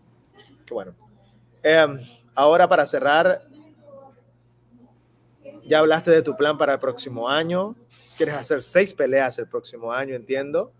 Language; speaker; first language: Spanish; native; Spanish